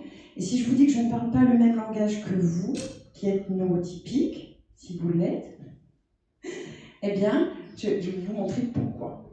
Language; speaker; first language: French; native; French